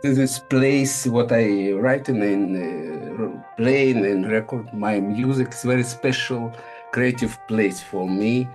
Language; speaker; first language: English; non-native, learner; Russian